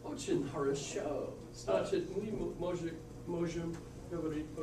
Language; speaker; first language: Russian; non-native, fluent; English